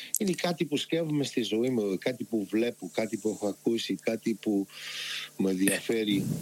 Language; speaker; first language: Greek; early bilingual, heritage; Greek